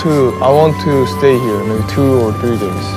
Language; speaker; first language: English; non-native, learner; Korean